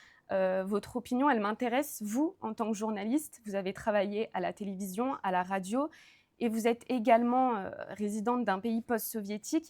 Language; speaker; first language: French; native; French